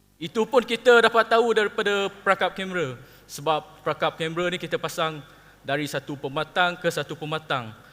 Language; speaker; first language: Malay; non-native, local second language; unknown